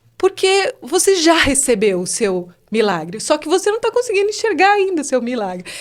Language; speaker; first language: Portuguese; native; Portuguese